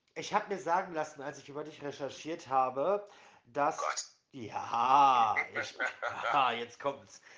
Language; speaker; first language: German; native; German